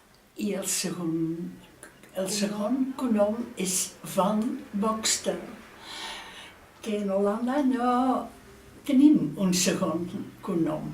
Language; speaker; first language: Catalan; non-native, fluent; Dutch